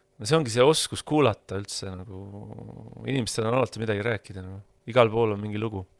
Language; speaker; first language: Estonian; native; Estonian